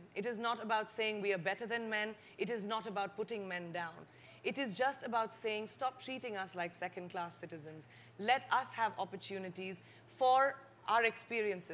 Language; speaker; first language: English; non-native, local second language; Hindi